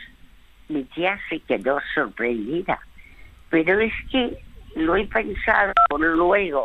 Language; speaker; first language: Spanish; early bilingual, other home language; French